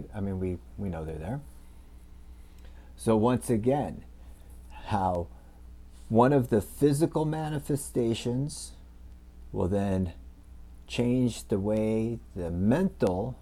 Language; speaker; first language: English; native; English